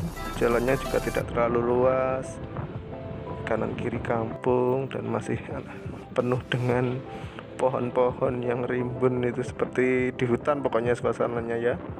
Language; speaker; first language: Indonesian; non-native, local second language; Javanese